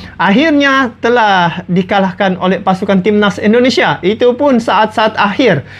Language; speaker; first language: Malay; native; Malay